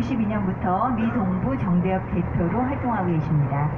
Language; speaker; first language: Korean; native; Korean